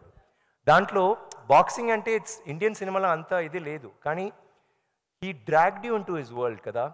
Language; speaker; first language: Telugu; non-native, learner; Tamil